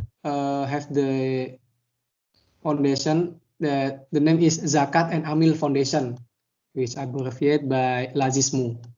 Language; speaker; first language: English; non-native, learner; Indonesian